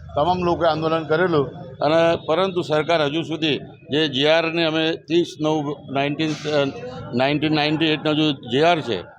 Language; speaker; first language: Gujarati; non-native, local second language; Marathi